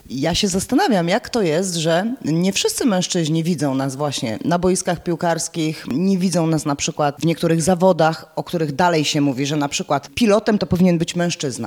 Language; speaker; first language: Polish; native; Polish